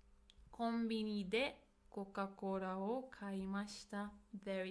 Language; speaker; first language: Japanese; non-native, fluent; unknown